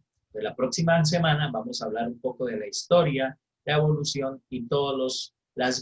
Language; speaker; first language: Spanish; native; Spanish